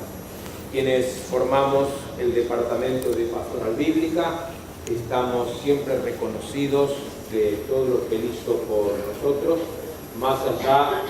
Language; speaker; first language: Spanish; native; Spanish